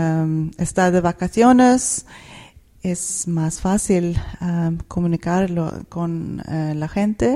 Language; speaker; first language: Spanish; non-native, fluent; Swedish